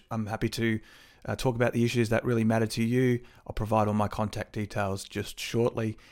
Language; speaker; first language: English; native; English